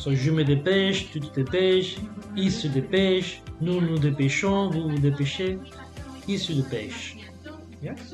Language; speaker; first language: French; non-native, fluent; Spanish